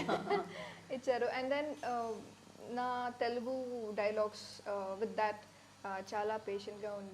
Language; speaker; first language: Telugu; non-native, learner; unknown